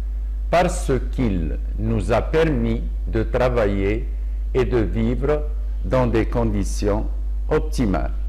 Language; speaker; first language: French; non-native, local second language; Arabic